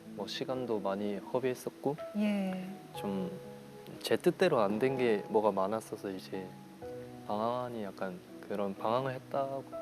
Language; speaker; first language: Korean; native; Korean